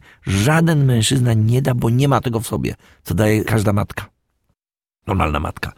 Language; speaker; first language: Polish; native; Polish